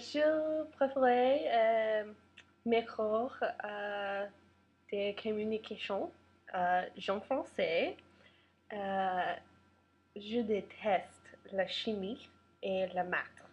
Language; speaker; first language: French; non-native, learner; English